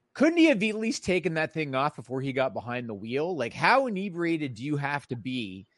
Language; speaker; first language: English; native; English